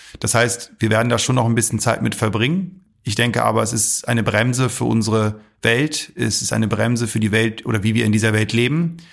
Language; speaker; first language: German; early bilingual, other home language; Arabic